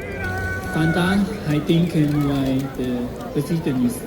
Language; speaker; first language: Dutch; non-native, fluent; Cantonese